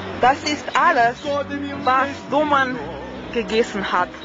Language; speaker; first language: German; non-native, learner; Slovenian